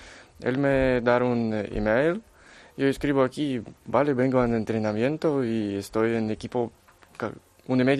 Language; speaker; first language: Spanish; non-native, learner; Ukrainian